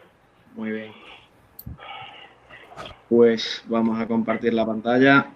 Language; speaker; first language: Spanish; native; Spanish